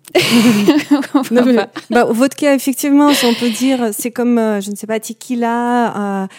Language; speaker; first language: French; non-native, fluent; Russian